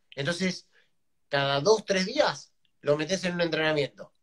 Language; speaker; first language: Spanish; native; Spanish